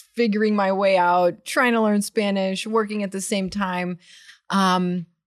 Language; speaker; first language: English; native; English